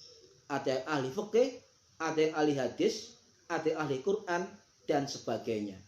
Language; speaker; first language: Indonesian; non-native, local second language; Javanese